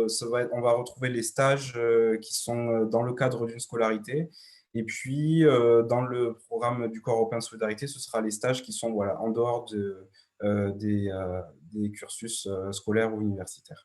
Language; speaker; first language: French; native; French